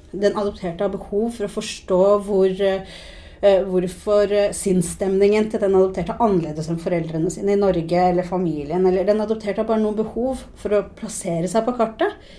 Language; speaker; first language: Norwegian; early bilingual, other home language; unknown